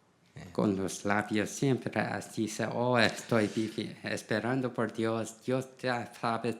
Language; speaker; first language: Spanish; non-native, learner; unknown